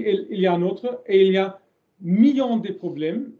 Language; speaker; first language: French; non-native, learner; German